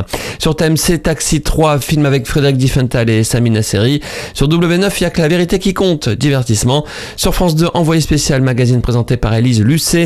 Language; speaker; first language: French; native; French